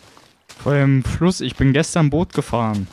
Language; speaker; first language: German; native; German